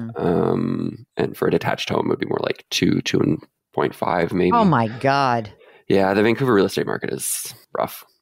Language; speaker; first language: English; native; English